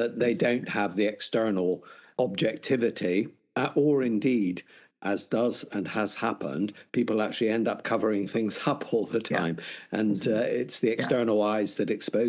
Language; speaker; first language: English; native; English